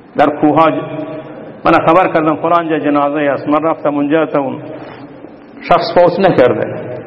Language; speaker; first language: Persian; non-native, local second language; Baluchi